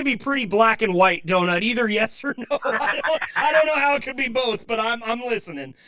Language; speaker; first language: English; native; English